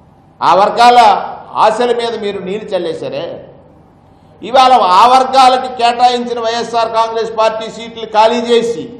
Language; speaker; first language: Telugu; native; Telugu